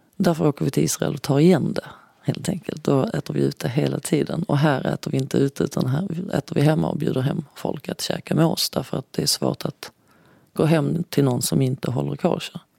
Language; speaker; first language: Swedish; native; Swedish